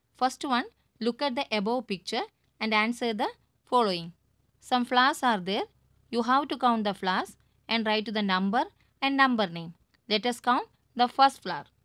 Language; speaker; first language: English; non-native, local second language; Tamil